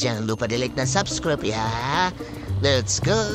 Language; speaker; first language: Indonesian; native; Indonesian